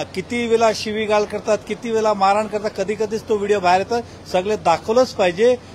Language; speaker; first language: Marathi; non-native, local second language; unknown